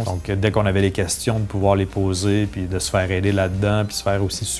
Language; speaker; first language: French; native; French